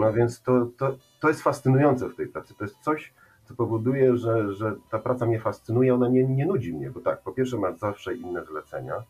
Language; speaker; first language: Polish; native; Polish